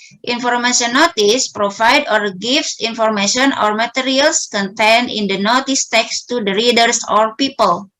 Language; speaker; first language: English; non-native, learner; Indonesian